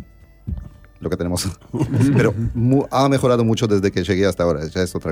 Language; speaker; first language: Spanish; non-native, fluent; Armenian